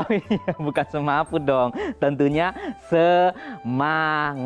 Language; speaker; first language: Indonesian; native; Indonesian